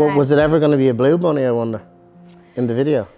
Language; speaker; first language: English; native; English